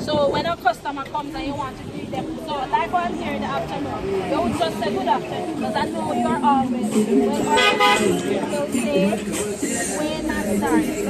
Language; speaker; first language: English; native; English